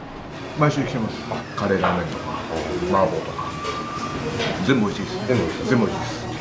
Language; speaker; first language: Japanese; native; Japanese